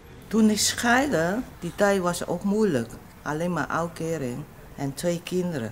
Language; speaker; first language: Dutch; non-native, learner; Cantonese